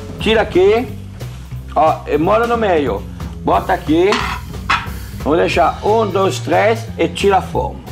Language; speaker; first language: Portuguese; non-native, fluent; French